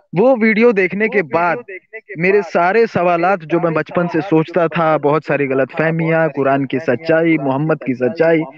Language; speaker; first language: Hindi; non-native, local second language; Urdu